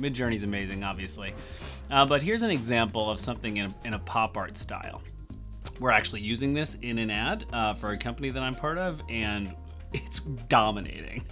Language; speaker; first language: English; native; English